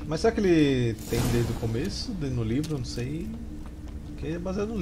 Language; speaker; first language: Portuguese; native; Portuguese